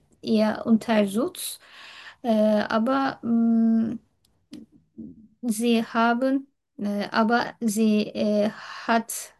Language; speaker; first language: German; non-native, learner; Turkish